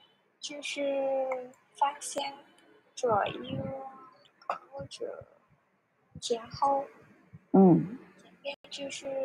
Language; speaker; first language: Chinese; non-native, learner; Vietnamese